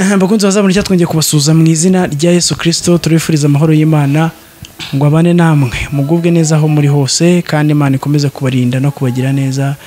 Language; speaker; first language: Kinyarwanda; native; Kinyarwanda